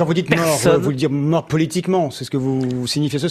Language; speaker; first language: French; native; French